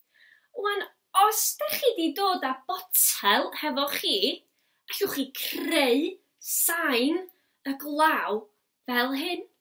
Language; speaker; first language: Welsh; native; Welsh